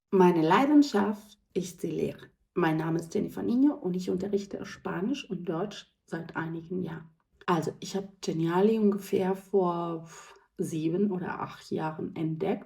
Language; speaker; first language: German; non-native, fluent; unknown